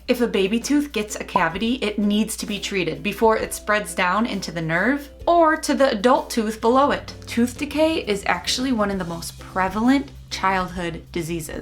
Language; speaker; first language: English; native; English